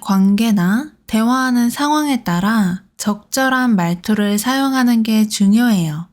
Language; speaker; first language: Korean; native; Korean